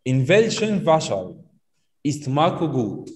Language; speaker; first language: German; non-native, fluent; Arabic